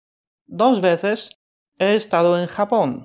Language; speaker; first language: Spanish; non-native, fluent; Polish